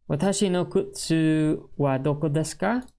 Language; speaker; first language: Japanese; non-native, learner; English